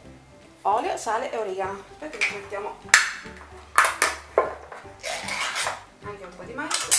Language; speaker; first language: Italian; native; Italian